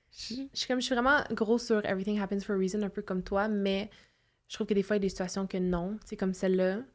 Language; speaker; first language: French; native; French